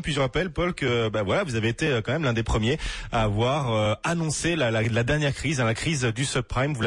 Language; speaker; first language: French; native; French